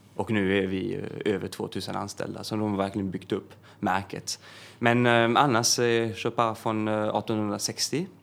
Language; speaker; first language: Swedish; early bilingual, heritage; French